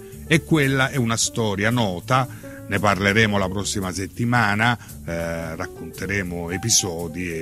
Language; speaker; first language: Italian; native; Italian